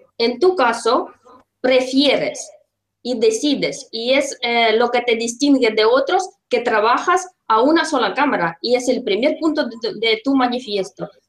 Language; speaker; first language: Spanish; non-native, fluent; Russian